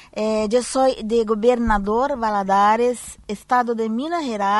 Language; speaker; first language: Spanish; non-native, learner; Portuguese